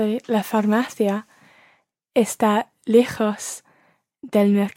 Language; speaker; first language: Spanish; non-native, learner; English